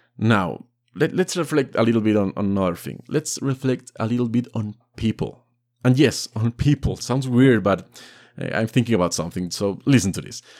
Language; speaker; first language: English; non-native, fluent; Spanish